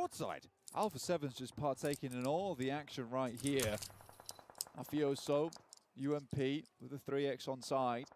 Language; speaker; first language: English; native; English